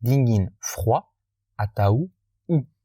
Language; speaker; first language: Indonesian; non-native, fluent; French